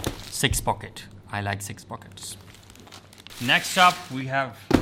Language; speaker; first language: English; non-native, local second language; Urdu